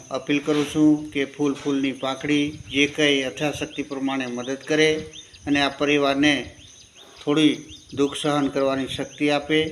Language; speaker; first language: Gujarati; native; Gujarati